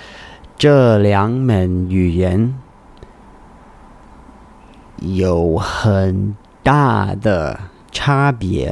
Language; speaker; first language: Chinese; non-native, learner; English